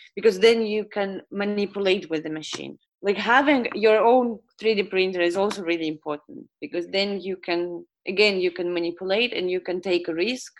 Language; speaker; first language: English; non-native, fluent; Estonian